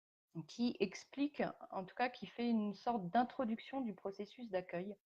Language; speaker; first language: French; native; French